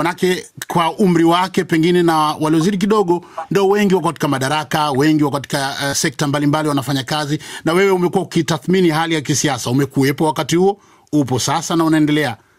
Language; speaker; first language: Swahili; native; Swahili